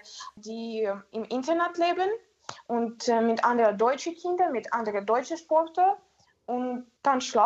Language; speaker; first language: German; non-native, learner; Ukrainian